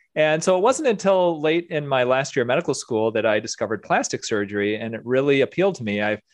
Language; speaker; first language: English; early bilingual, other home language; Korean